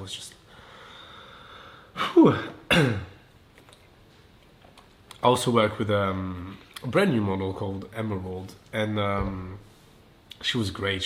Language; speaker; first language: English; non-native, fluent; French